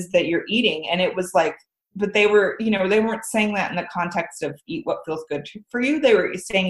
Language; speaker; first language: English; native; English